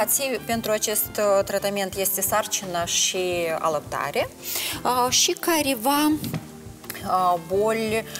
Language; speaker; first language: Romanian; non-native, local second language; Russian